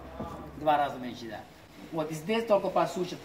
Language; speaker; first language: Russian; non-native, learner; Sinhala